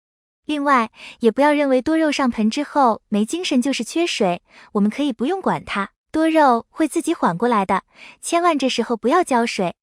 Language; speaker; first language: Chinese; native; Chinese